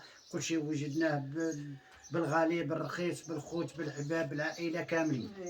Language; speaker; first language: Arabic; native; Arabic